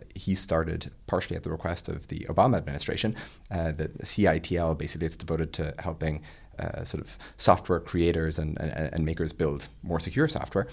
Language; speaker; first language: English; native; English